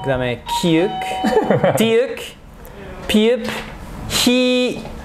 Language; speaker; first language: Korean; non-native, learner; English